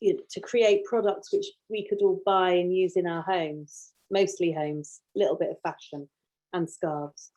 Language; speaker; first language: English; native; English